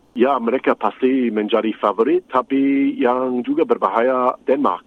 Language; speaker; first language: Indonesian; non-native, fluent; English